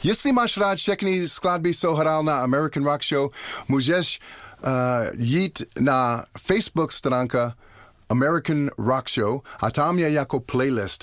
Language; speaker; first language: Czech; non-native, learner; English